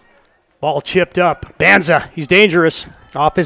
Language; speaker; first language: English; native; English